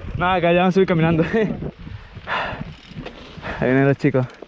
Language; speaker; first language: Spanish; native; Spanish